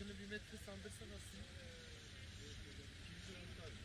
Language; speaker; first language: Turkish; native; Turkish